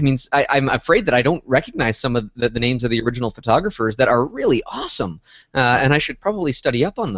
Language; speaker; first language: English; native; English